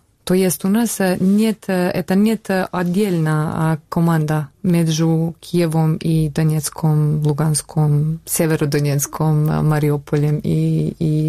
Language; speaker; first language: Russian; non-native, learner; Bosnian